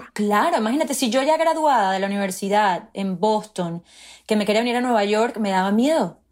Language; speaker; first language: Spanish; native; Spanish